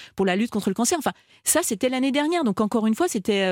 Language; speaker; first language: French; native; French